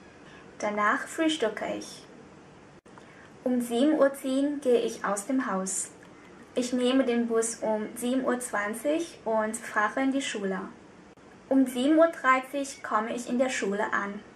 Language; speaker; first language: German; non-native, fluent; Vietnamese